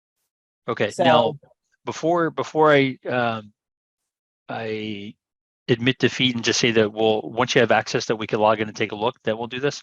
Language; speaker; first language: English; native; English